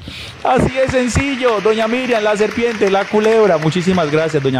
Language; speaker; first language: Spanish; native; Spanish